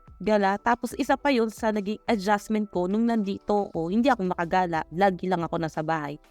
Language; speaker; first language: Filipino; native; Filipino